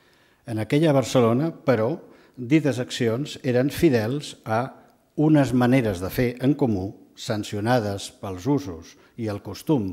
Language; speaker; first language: Catalan; native; Catalan